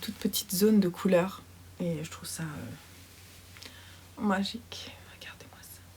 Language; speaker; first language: French; native; French